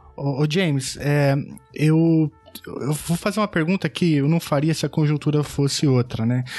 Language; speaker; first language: Portuguese; native; Portuguese